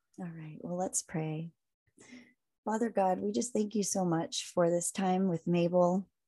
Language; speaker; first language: English; native; English